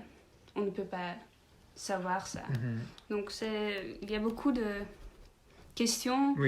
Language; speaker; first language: French; non-native, learner; Dutch